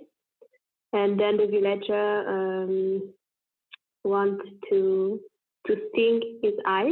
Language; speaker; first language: English; non-native, fluent; French